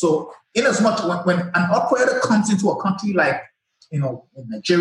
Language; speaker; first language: English; non-native, local second language; Yoruba